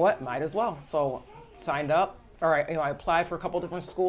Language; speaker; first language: English; native; English